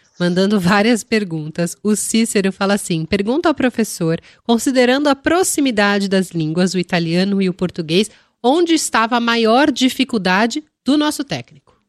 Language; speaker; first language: Portuguese; native; Portuguese